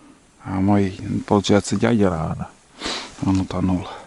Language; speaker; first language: Russian; native; Russian